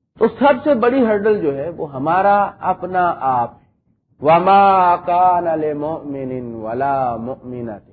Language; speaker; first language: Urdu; non-native, local second language; Punjabi